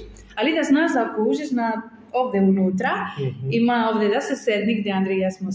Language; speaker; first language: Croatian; non-native, learner; Spanish